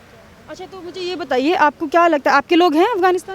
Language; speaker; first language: Hindi; native; Hindi